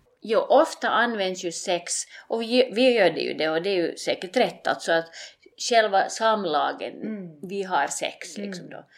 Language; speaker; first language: Swedish; native; Swedish